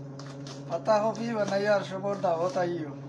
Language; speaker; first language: Hindi; non-native, learner; Bangla